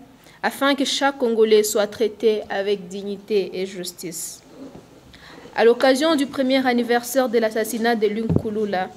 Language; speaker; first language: French; non-native, local second language; Swahili